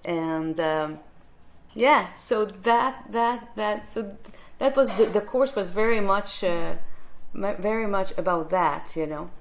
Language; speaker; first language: English; non-native, fluent; French